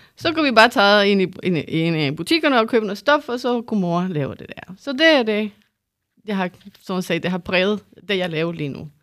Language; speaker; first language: Danish; non-native, fluent; Spanish